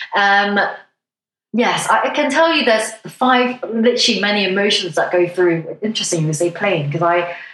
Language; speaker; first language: English; non-native, local second language; Cantonese